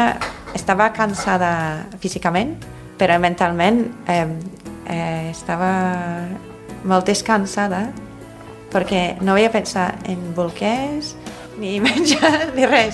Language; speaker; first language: Catalan; non-native, fluent; English